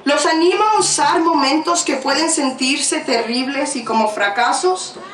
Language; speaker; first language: Spanish; early bilingual, other home language; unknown